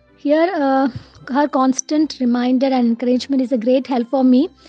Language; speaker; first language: English; non-native, local second language; Malayalam